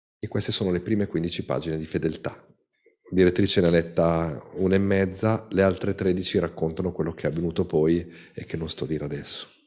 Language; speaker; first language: Italian; native; Italian